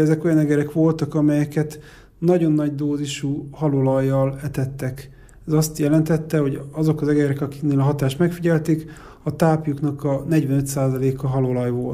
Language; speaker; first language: Hungarian; native; Hungarian